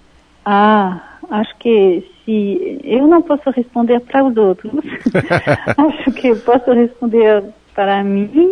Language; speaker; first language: Portuguese; non-native, fluent; French